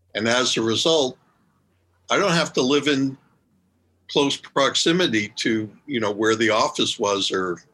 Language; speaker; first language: English; native; English